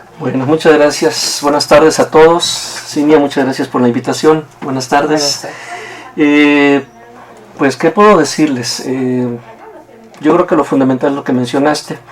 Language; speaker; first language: Spanish; native; Spanish